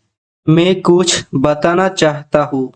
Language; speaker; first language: Hindi; non-native, learner; Bangla